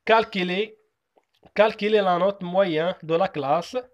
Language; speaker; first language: French; non-native, local second language; Arabic